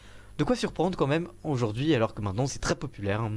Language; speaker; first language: French; native; French